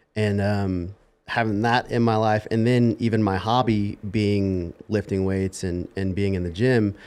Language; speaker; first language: English; native; English